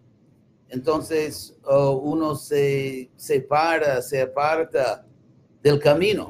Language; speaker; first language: Spanish; non-native, fluent; English